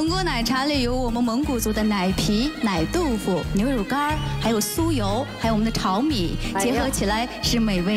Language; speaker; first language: Chinese; non-native, local second language; Mongolian